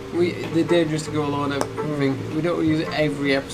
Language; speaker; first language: English; native; English